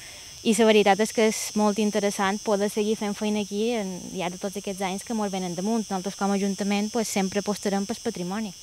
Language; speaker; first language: Catalan; native; Catalan